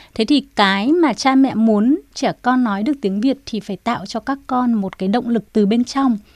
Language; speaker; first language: Vietnamese; native; Vietnamese